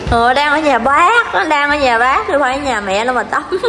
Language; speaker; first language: Vietnamese; native; Vietnamese